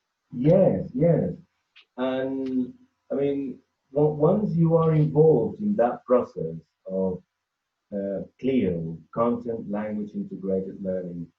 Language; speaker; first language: English; non-native, fluent; Spanish